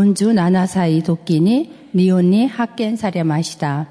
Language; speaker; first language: Japanese; non-native, fluent; Korean